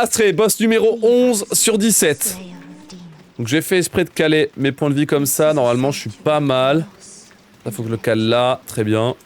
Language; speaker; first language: French; native; French